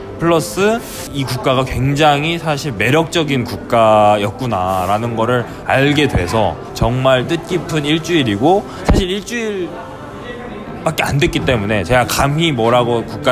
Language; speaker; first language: Korean; native; Korean